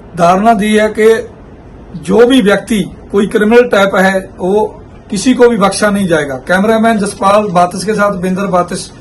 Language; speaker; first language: Hindi; non-native, local second language; Punjabi